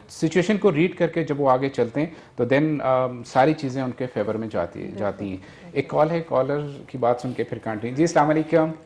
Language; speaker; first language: Urdu; non-native, local second language; Northern Hindko